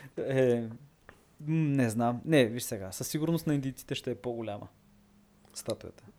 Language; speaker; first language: Bulgarian; native; Bulgarian